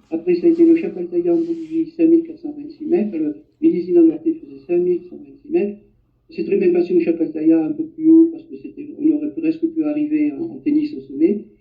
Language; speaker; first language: French; native; French